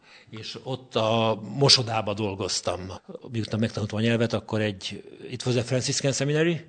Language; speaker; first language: Hungarian; native; Hungarian